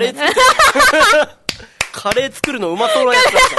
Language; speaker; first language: Japanese; native; Japanese